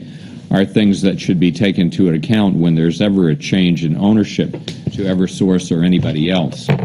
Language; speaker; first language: English; native; English